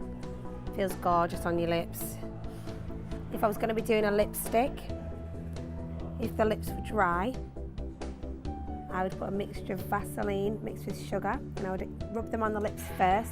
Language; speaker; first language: English; native; English